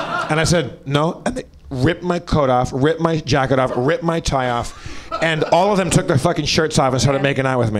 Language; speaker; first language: English; native; English